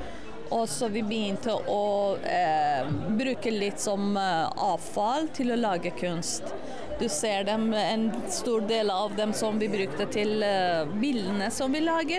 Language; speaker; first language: Norwegian; non-native, fluent; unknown